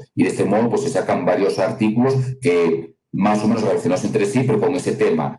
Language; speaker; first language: Spanish; native; Spanish